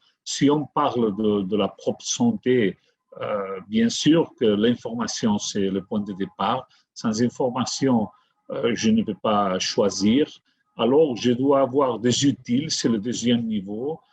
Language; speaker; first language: French; non-native, fluent; Catalan